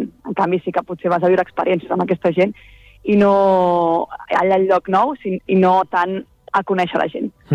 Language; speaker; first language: Catalan; native; Catalan